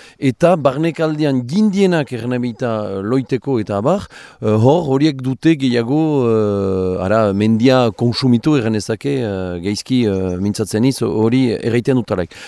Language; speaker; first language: Basque; native; Basque